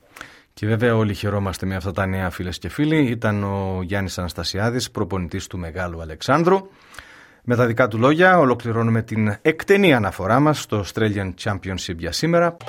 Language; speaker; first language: Greek; native; Greek